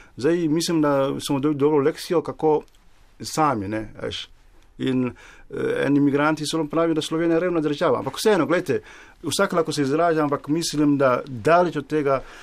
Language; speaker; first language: Slovenian; non-native, fluent; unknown